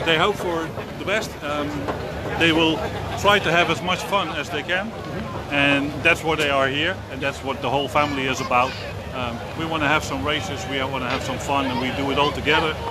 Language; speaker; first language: English; non-native, fluent; Dutch